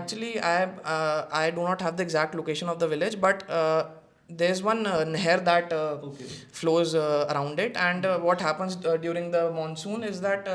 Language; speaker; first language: English; non-native, local second language; Hindi